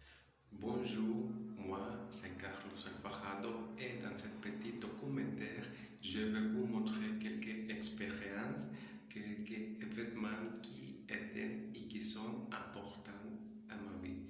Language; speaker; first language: French; non-native, learner; Spanish